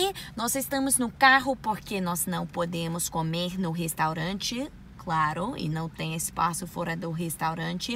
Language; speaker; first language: Portuguese; non-native, learner; English